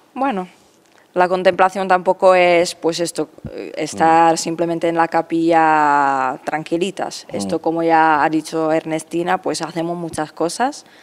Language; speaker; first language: Spanish; non-native, fluent; Czech